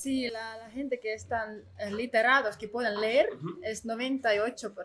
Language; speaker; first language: Spanish; non-native, learner; Estonian